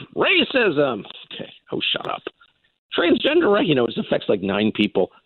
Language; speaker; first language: English; native; English